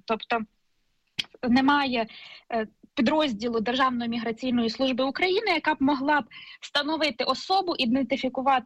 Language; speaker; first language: Ukrainian; native; Ukrainian